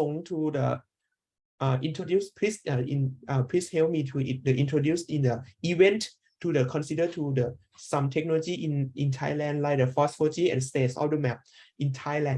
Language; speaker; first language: English; non-native, learner; Thai